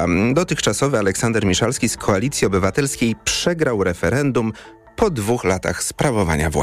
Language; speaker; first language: Polish; native; Polish